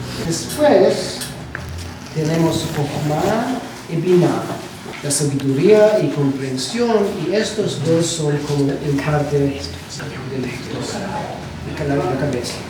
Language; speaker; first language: Spanish; non-native, learner; Hebrew